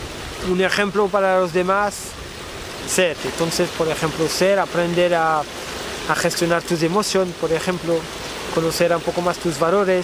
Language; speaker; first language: Spanish; non-native, fluent; French